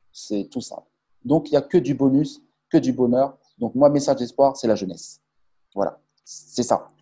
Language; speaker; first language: French; non-native, local second language; Arabic